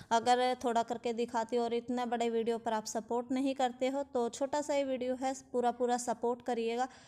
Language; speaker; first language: Hindi; native; Hindi